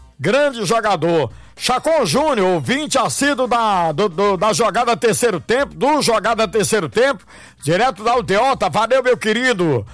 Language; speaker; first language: Portuguese; native; Portuguese